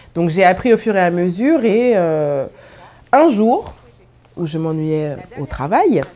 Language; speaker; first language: French; native; French